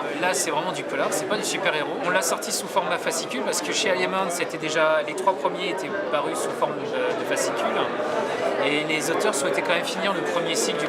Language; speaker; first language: French; native; French